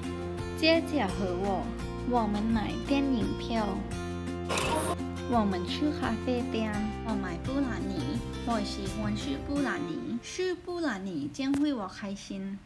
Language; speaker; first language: Chinese; non-native, learner; Thai